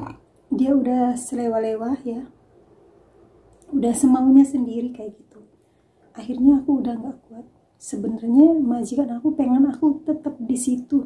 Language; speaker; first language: Indonesian; non-native, local second language; Javanese